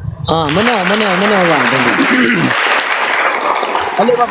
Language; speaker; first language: Indonesian; non-native, local second language; Achinese